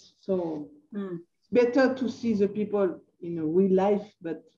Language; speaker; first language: English; non-native, learner; French